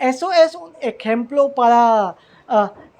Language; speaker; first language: Spanish; non-native, learner; Hindi